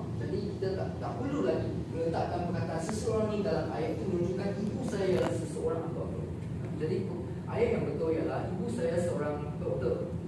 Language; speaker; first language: Malay; non-native, local second language; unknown